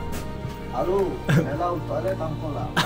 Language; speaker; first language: French; native; French